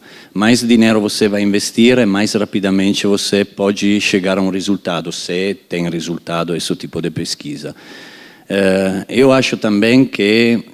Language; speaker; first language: Portuguese; non-native, fluent; Italian